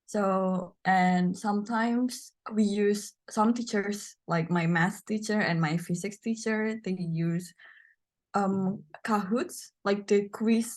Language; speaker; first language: English; non-native, learner; Indonesian